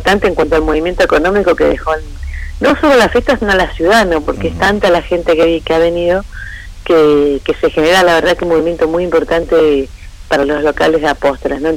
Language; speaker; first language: Spanish; native; Spanish